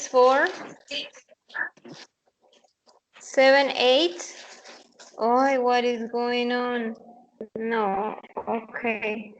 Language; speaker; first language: English; non-native, fluent; Spanish